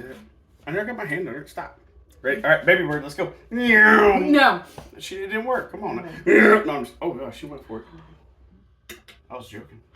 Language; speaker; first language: English; native; English